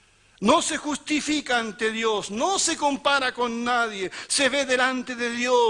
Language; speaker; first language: Spanish; native; Spanish